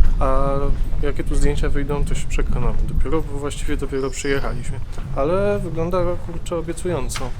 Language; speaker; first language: Polish; native; Polish